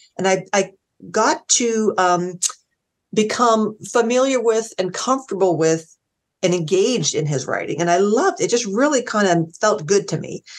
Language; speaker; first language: English; native; English